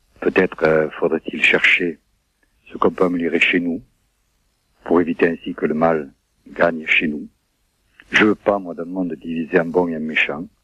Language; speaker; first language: French; native; French